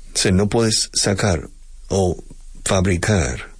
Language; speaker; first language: Spanish; non-native, fluent; English